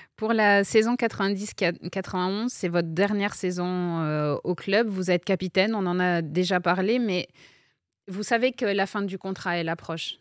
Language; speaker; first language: French; native; French